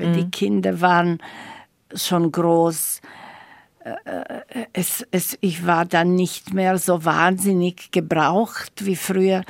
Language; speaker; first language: German; non-native, fluent; Slovak